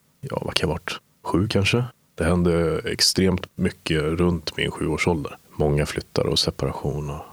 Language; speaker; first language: Swedish; native; Swedish